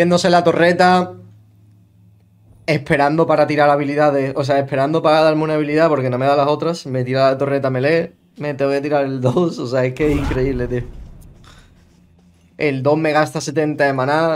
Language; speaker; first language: Spanish; native; Spanish